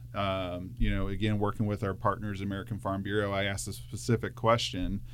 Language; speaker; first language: English; native; English